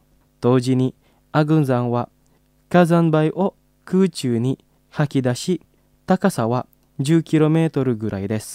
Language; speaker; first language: Japanese; non-native, fluent; Indonesian